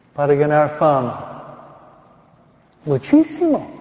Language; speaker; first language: Spanish; non-native, fluent; English